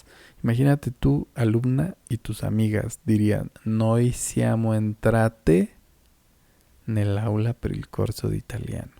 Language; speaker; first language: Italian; non-native, fluent; Spanish